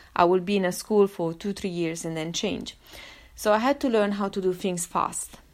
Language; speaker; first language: English; non-native, fluent; Italian